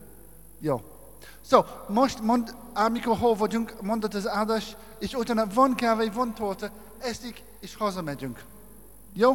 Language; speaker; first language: Hungarian; non-native, learner; English